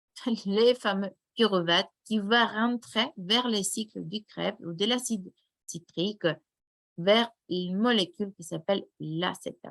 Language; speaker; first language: French; non-native, fluent; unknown